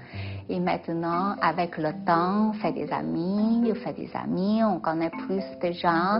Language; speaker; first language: French; non-native, fluent; Chinese